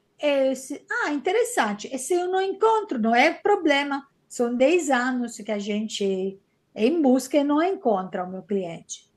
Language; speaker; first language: Portuguese; non-native, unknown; Italian